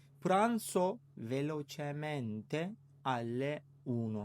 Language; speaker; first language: Italian; non-native, learner; Turkish